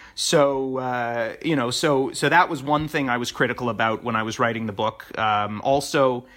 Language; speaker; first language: English; native; English